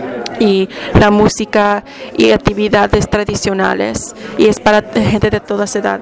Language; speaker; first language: Spanish; non-native, fluent; English